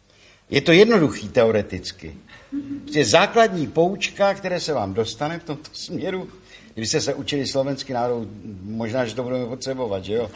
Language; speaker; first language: Czech; native; Czech